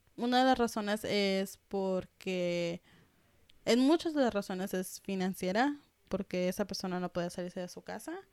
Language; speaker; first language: Spanish; early bilingual, heritage; Spanish